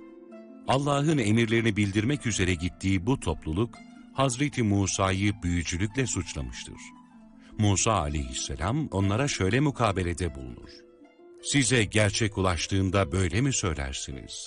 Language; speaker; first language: Turkish; native; Turkish